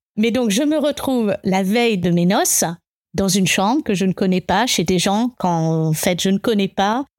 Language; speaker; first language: French; native; French